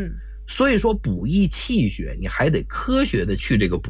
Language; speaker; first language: Chinese; native; Chinese